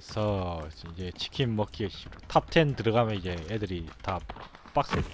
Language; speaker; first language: Korean; native; Korean